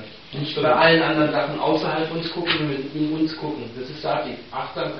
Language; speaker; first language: German; native; German